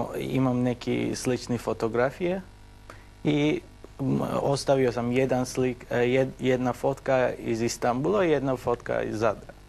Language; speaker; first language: Bosnian; non-native, learner; Turkish